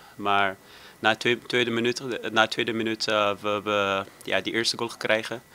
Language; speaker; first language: Dutch; non-native, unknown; Persian